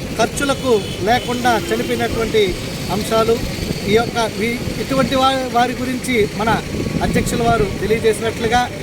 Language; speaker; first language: Telugu; native; Telugu